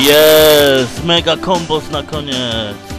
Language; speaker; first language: Polish; native; Polish